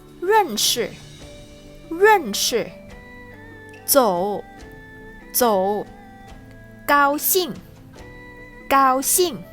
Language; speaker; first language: Chinese; non-native, fluent; Thai